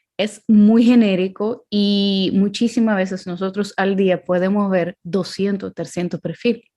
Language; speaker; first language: Spanish; non-native, fluent; Ukrainian